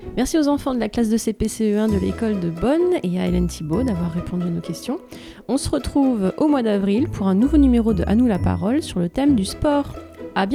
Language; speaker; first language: French; native; French